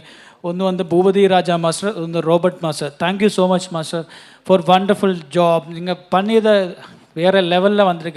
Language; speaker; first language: Tamil; non-native, learner; Malayalam